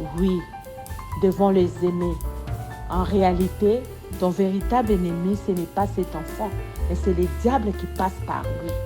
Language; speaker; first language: French; non-native, local second language; Lingala